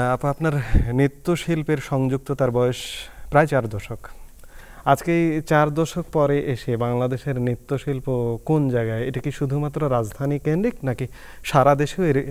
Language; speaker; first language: Bangla; native; Bangla